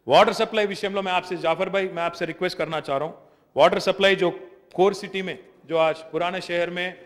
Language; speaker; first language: Hindi; non-native, local second language; Telugu